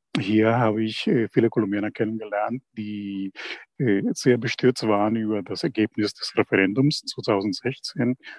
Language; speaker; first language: German; non-native, fluent; Spanish